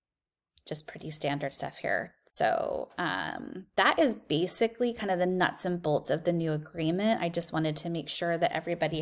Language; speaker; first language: English; native; English